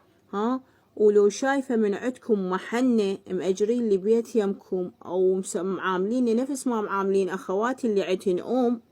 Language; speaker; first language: Arabic; native; Arabic